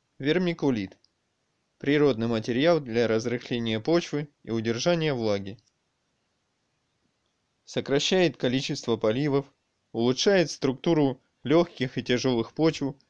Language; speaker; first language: Russian; native; Russian